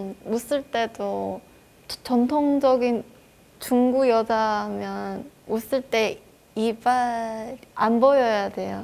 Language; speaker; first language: Korean; non-native, fluent; Chinese